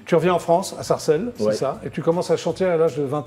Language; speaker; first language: French; native; French